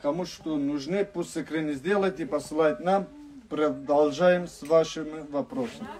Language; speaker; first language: Russian; non-native, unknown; Turkish